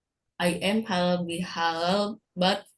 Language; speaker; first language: English; non-native, learner; Indonesian